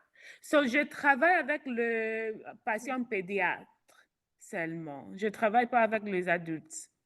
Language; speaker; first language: French; non-native, fluent; English